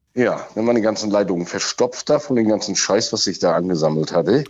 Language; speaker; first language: German; native; German